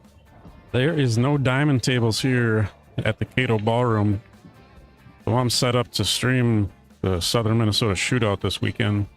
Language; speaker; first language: English; native; English